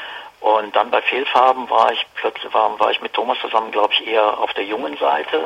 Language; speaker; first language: German; native; German